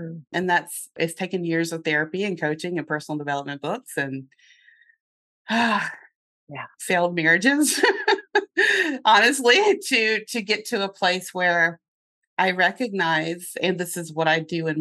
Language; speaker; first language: English; native; English